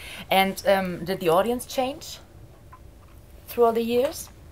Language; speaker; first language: English; non-native, fluent; German